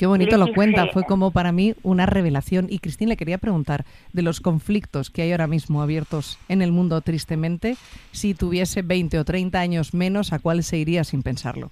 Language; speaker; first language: Spanish; native; Spanish